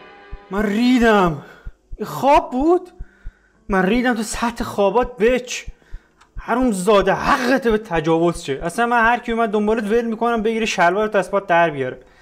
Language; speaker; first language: Persian; native; Persian